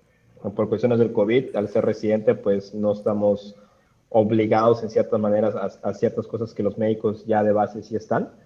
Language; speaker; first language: Spanish; native; Spanish